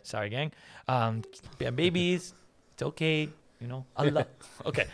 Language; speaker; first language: English; native; English